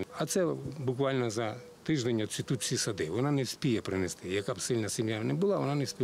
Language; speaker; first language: Ukrainian; native; Ukrainian